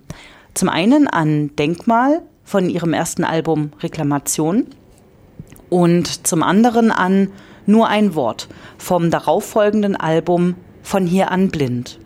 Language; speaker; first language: German; native; German